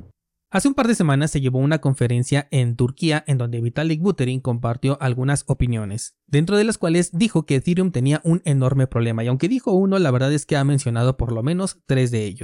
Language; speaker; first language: Spanish; native; Spanish